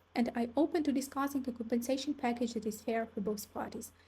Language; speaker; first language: English; non-native, fluent; Ukrainian